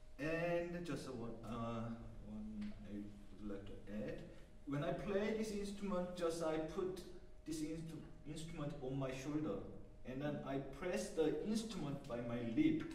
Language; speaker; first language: English; non-native, learner; Korean